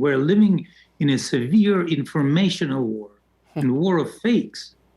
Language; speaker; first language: English; non-native, fluent; Russian